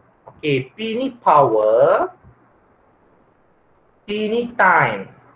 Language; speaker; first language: English; non-native, local second language; Malay